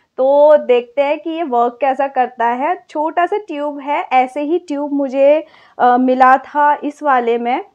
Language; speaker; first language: Hindi; native; Hindi